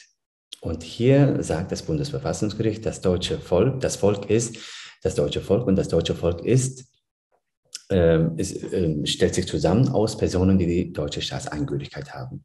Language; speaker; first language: German; early bilingual, other home language; Turkish